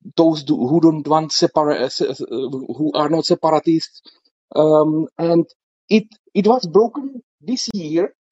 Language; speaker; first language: English; non-native, fluent; Czech